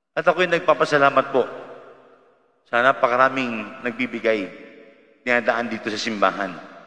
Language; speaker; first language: Filipino; native; Filipino